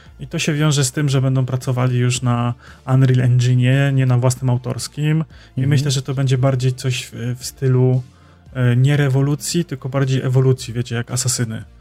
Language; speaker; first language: Polish; native; Polish